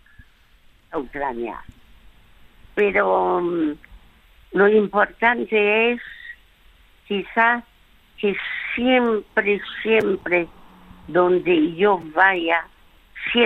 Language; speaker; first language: Spanish; early bilingual, other home language; French